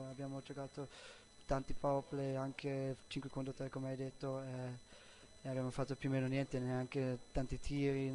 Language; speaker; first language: Italian; non-native, learner; German